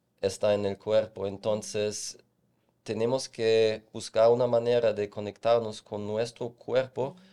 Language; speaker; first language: Spanish; non-native, fluent; German